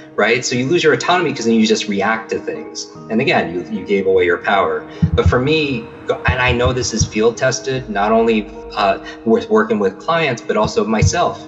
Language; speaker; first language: English; native; English